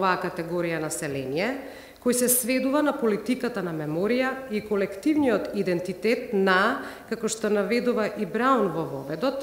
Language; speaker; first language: Macedonian; native; Macedonian